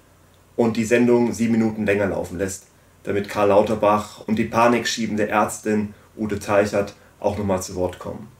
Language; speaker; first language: German; native; German